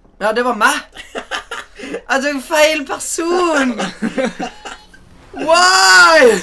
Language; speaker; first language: Norwegian; native; Norwegian